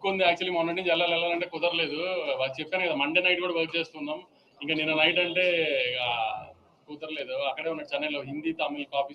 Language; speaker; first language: Telugu; native; Telugu